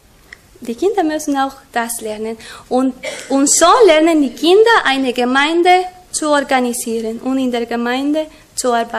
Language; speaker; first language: German; non-native, learner; Spanish